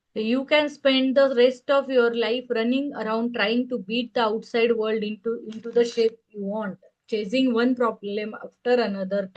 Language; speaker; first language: English; non-native, local second language; Marathi